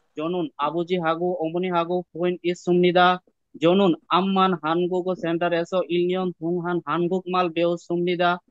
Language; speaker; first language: Korean; non-native, learner; Bangla